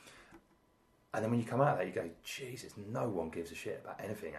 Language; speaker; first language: English; native; English